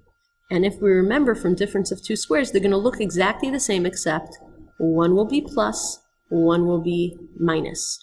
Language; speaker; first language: English; native; English